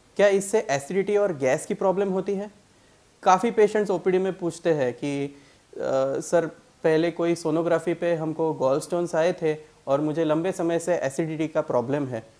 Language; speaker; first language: Hindi; non-native, local second language; Marathi